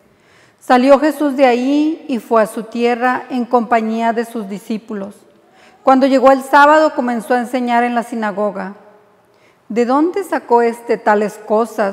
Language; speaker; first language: Spanish; native; Spanish